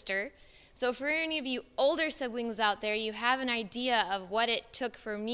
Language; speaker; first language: English; native; English